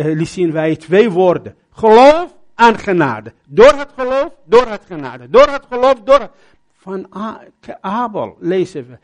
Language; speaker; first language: Dutch; non-native, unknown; Arabic